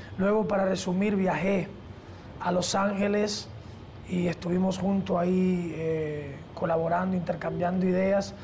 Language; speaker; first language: Spanish; early bilingual, heritage; Spanish